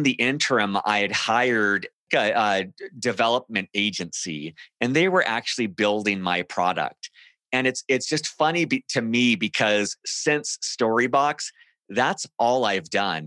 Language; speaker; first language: English; native; English